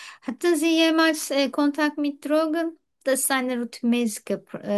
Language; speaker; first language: German; non-native, learner; Turkish